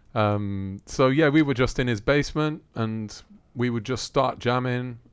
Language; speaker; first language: English; early bilingual, other home language; Italian